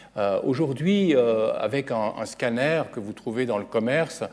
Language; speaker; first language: French; native; French